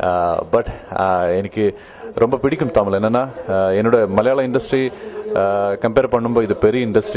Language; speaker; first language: Tamil; non-native, learner; Malayalam